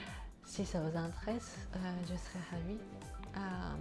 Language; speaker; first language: French; non-native, fluent; Japanese